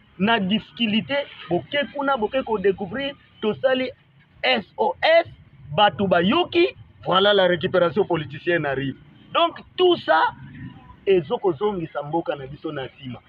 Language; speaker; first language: Lingala; non-native, local second language; Kongo